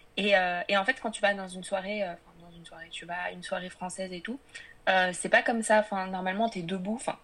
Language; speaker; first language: French; early bilingual, other home language; Polish